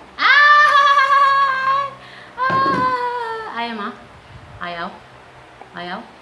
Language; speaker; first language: Filipino; native; Filipino